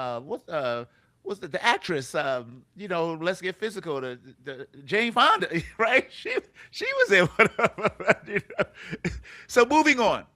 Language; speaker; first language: English; native; English